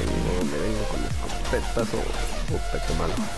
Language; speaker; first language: Spanish; native; Spanish